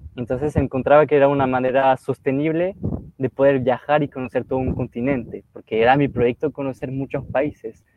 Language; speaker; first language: Spanish; non-native, fluent; French